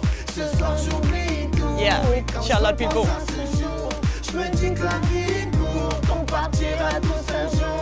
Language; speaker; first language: French; non-native, fluent; Danish